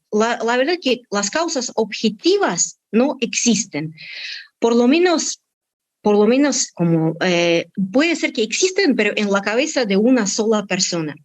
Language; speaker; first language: Spanish; non-native, fluent; Russian